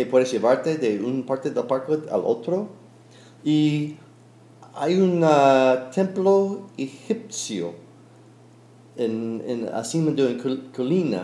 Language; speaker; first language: Spanish; non-native, fluent; English